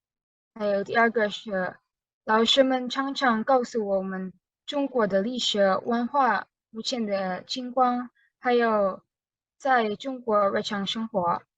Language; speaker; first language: Chinese; non-native, learner; Indonesian